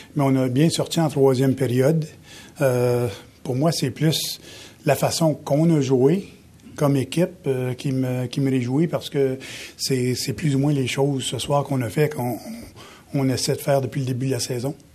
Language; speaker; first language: French; native; French